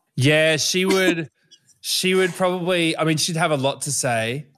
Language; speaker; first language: English; native; English